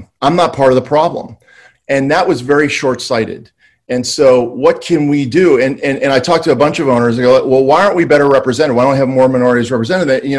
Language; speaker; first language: English; native; English